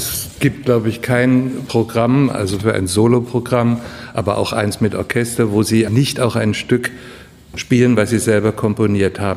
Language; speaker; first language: German; native; German